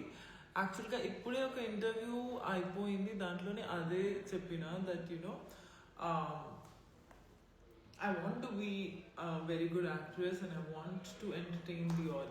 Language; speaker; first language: Telugu; non-native, local second language; Odia